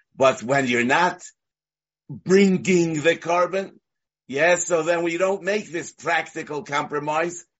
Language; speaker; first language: English; native; English